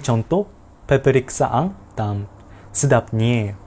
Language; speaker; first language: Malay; non-native, learner; Japanese